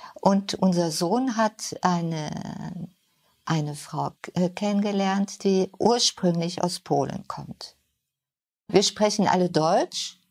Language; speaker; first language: German; non-native, fluent; French